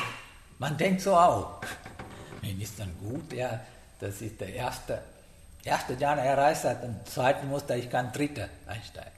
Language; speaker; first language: German; non-native, learner; Sinhala